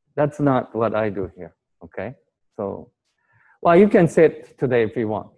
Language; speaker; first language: English; non-native, fluent; Japanese